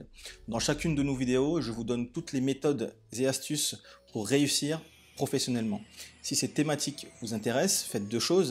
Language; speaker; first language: French; native; French